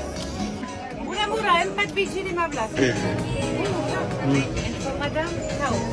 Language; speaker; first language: Indonesian; non-native, learner; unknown